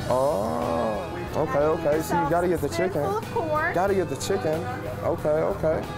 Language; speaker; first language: English; native; English